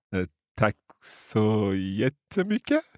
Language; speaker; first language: Swedish; non-native, learner; English